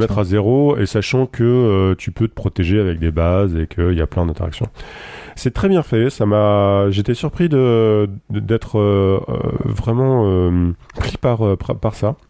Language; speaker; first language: French; native; French